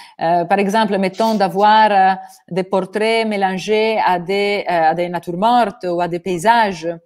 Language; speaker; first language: French; non-native, fluent; Italian